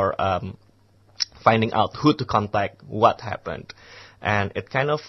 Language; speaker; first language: English; non-native, fluent; Indonesian